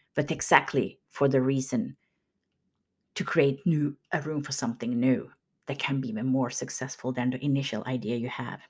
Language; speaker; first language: English; non-native, fluent; Swedish